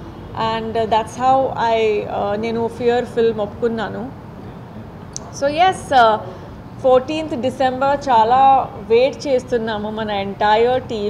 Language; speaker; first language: Telugu; non-native, fluent; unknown